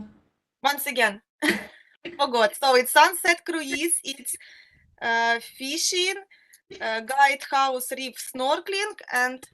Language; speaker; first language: English; non-native, fluent; Russian